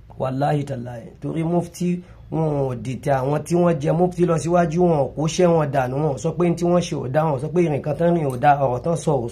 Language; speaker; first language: Yoruba; non-native, local second language; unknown